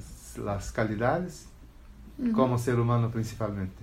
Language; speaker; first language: Spanish; non-native, learner; Portuguese